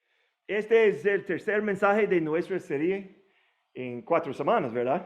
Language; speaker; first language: Spanish; non-native, fluent; English